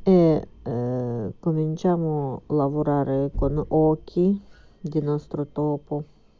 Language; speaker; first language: Italian; non-native, fluent; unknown